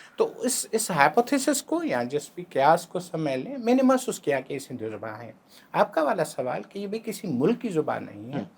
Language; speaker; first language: Urdu; non-native, local second language; Sindhi